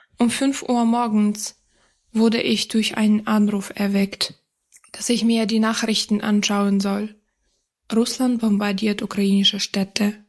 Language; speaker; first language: German; non-native, fluent; Ukrainian